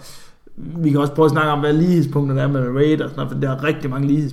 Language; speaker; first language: Danish; native; Danish